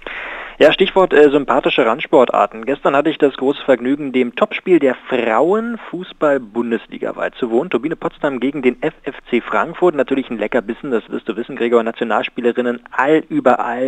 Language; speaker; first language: German; native; German